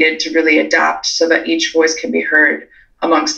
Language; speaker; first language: English; native; English